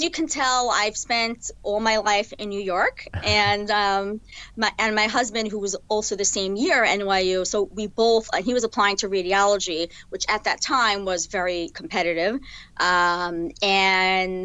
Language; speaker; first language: English; native; English